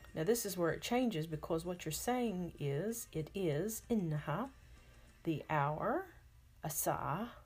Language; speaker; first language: English; native; English